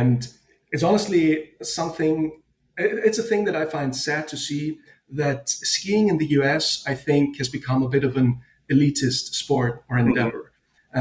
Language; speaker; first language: English; non-native, fluent; German